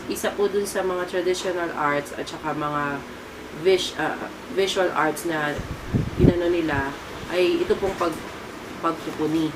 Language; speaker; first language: Filipino; native; Filipino